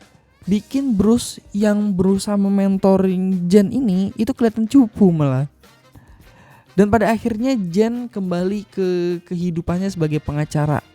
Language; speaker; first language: Indonesian; native; Indonesian